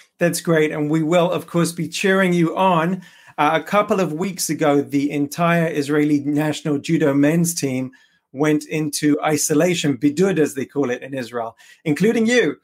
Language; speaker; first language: English; native; English